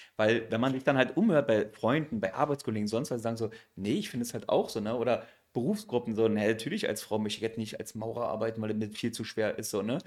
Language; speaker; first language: German; native; German